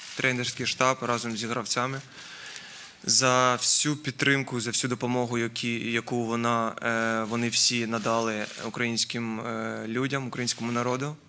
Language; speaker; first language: Ukrainian; native; Ukrainian